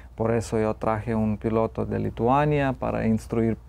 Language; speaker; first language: Spanish; non-native, fluent; Lithuanian